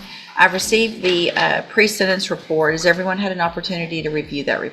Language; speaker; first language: English; native; English